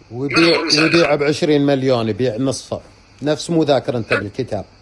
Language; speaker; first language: Arabic; native; Arabic